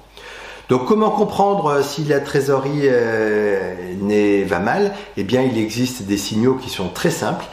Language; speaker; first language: French; native; French